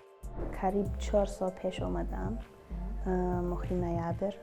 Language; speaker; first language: Persian; early bilingual, other home language; English